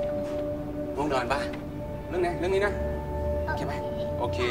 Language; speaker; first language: Thai; native; Thai